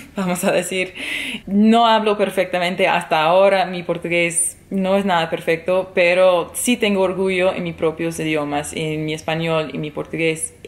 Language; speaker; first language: Spanish; non-native, fluent; English